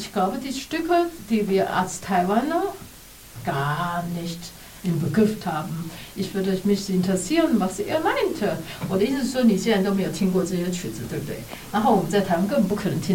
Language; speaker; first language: German; non-native, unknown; Chinese